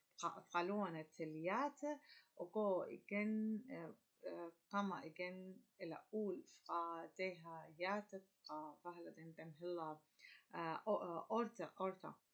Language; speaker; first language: Danish; non-native, learner; Arabic